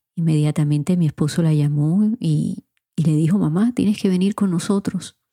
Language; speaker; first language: Spanish; native; Spanish